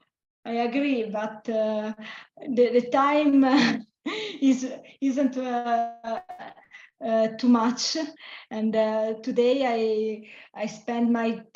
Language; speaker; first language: English; non-native, learner; Italian